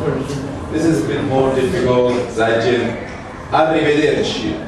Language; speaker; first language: English; non-native, learner; Italian